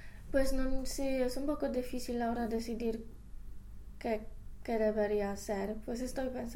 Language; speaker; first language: Spanish; non-native, fluent; English